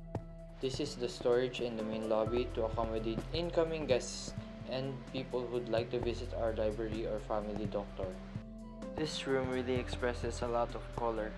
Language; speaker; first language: English; non-native, local second language; Filipino